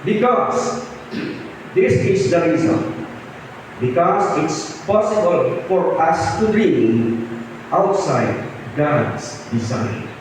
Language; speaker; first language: English; non-native, local second language; Filipino